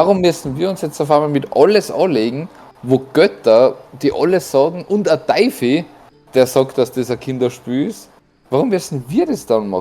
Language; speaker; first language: German; native; German